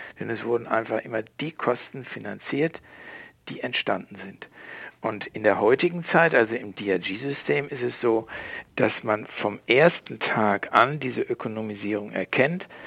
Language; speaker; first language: German; native; German